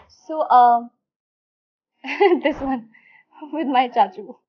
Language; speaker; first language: English; non-native, local second language; Hindi